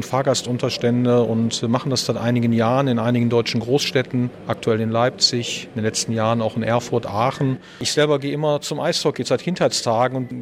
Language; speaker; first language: German; native; German